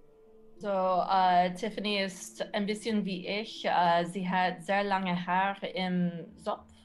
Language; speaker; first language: German; non-native, learner; English